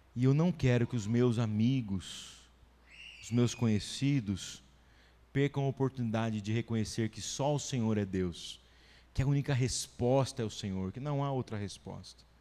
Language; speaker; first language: Portuguese; native; Portuguese